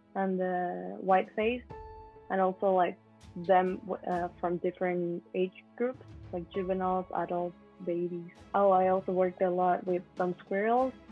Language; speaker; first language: English; non-native, fluent; Spanish